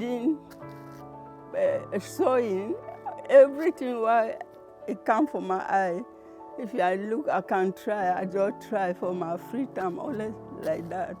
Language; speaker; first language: English; non-native, learner; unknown